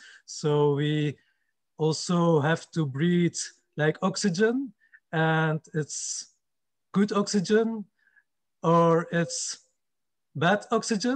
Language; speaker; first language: English; non-native, fluent; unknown